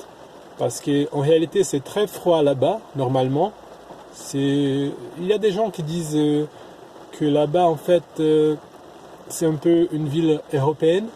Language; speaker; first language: French; non-native, fluent; Portuguese